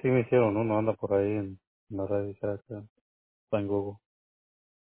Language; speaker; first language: Spanish; native; Spanish